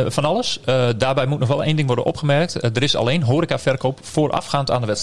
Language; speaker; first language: Dutch; native; Dutch